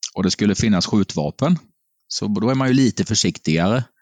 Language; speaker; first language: Swedish; native; Swedish